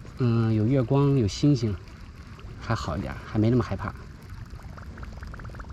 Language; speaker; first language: Chinese; native; Chinese